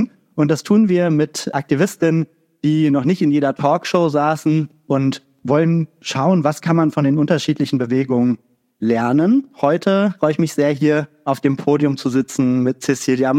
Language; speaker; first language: German; native; German